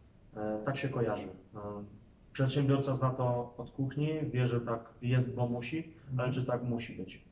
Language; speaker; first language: Polish; native; Polish